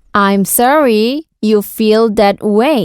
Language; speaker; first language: English; non-native, learner; Korean